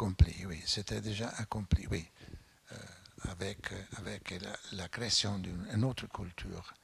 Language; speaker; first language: French; non-native, fluent; Italian